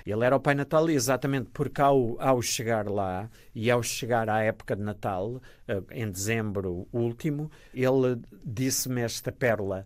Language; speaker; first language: Portuguese; native; Portuguese